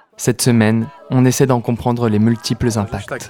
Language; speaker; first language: French; native; French